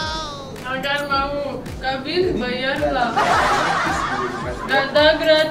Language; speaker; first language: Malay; non-native, learner; Russian